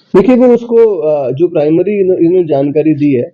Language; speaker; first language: Hindi; non-native, local second language; Punjabi